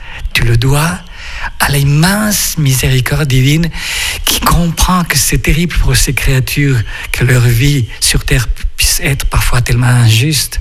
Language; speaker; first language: French; non-native, fluent; Spanish